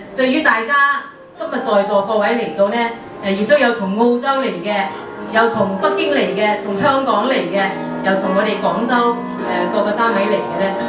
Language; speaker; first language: Cantonese; native; Cantonese